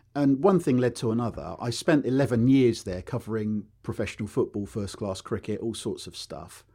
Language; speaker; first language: English; native; English